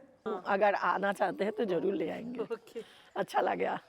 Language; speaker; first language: Hindi; non-native, local second language; Bangla